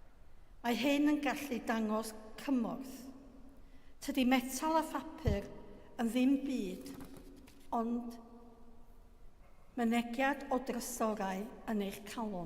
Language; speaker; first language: Welsh; native; Welsh